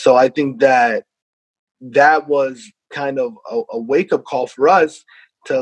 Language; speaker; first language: English; native; English